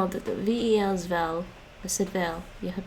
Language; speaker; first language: Dutch; non-native, learner; English